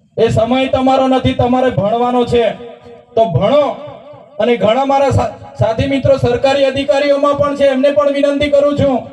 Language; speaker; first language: Gujarati; non-native, local second language; Vasavi